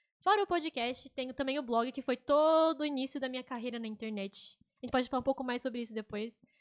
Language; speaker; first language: Portuguese; native; Portuguese